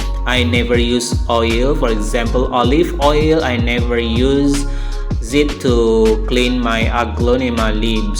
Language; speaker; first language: English; non-native, learner; Indonesian